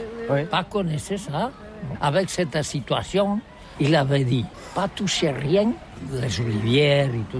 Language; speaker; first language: French; non-native, learner; Catalan